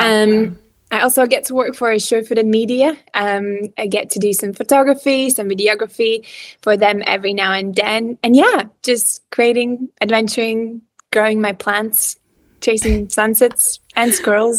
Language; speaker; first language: English; non-native, fluent; Latvian